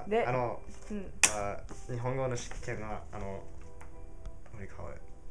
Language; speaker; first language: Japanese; non-native, learner; English